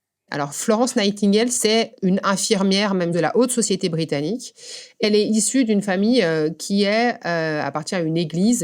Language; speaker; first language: French; native; French